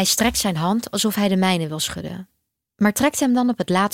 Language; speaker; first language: Dutch; native; Dutch